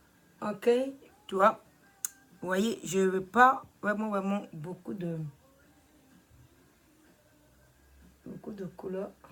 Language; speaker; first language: French; non-native, learner; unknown